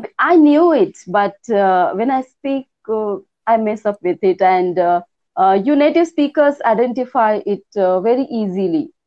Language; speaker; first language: English; non-native, local second language; Hindi